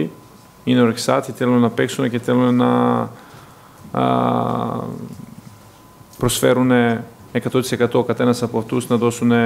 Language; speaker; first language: Greek; non-native, fluent; Serbian